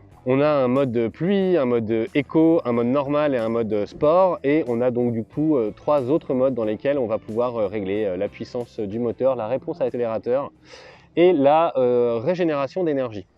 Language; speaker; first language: French; native; French